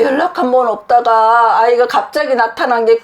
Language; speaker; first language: Korean; native; Korean